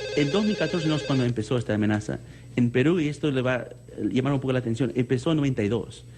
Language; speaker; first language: Spanish; early bilingual, heritage; Spanish